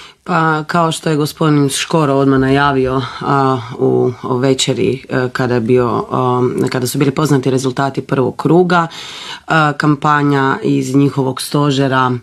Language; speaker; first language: Croatian; native; Croatian